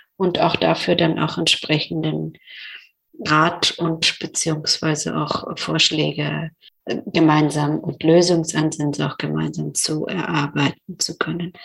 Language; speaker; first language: German; non-native, fluent; Persian